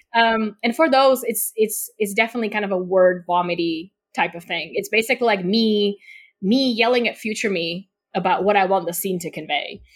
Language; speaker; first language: English; non-native, fluent; Slovak